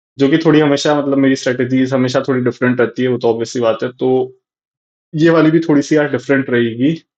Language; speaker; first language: Hindi; native; Hindi